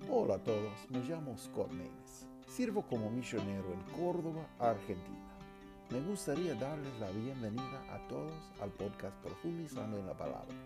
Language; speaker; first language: Spanish; non-native, fluent; English